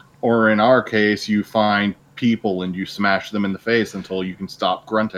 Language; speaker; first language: English; native; English